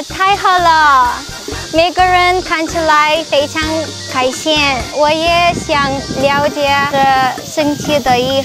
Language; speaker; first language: Chinese; non-native, learner; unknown